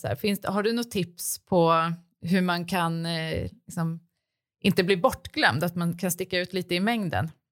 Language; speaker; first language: Swedish; native; Swedish